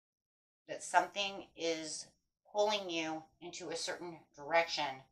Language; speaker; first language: English; native; English